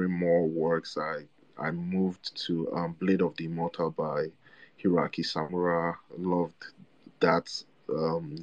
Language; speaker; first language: English; non-native, local second language; Igbo